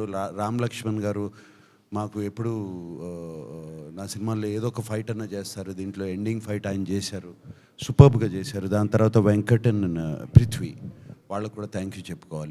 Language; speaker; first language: Telugu; native; Telugu